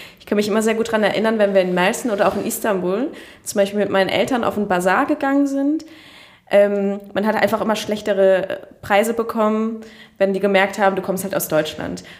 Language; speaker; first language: German; early bilingual, other home language; Turkish